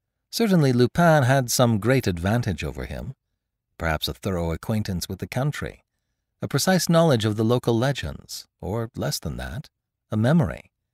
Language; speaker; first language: English; native; English